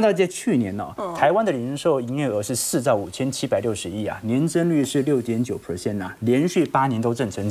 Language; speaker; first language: Chinese; native; Chinese